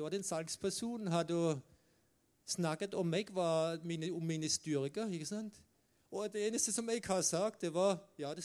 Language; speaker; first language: Norwegian; non-native, fluent; German